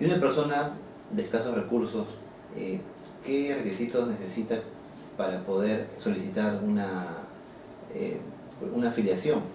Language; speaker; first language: Spanish; native; Spanish